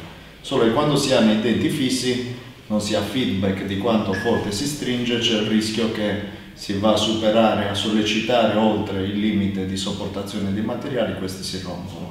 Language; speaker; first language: Italian; native; Italian